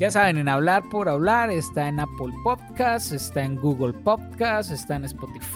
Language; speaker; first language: Spanish; native; Spanish